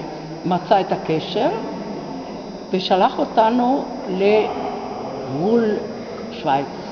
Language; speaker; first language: Hebrew; non-native, fluent; Italian